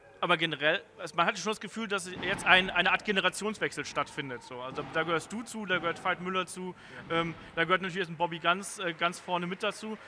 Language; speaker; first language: German; native; German